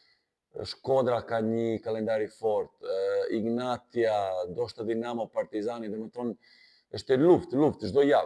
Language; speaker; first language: Albanian; non-native, fluent; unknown